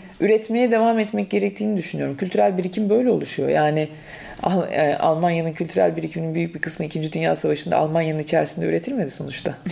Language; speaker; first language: Turkish; native; Turkish